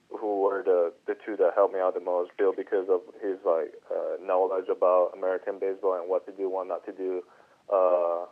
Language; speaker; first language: English; non-native, fluent; Italian